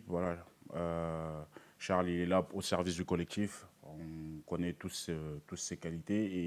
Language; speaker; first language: French; native; French